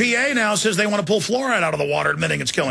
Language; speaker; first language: English; native; English